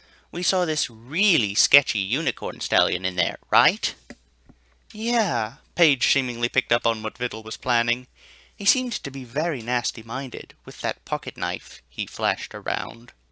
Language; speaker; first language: English; native; English